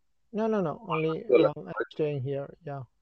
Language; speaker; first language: English; non-native, learner; Malayalam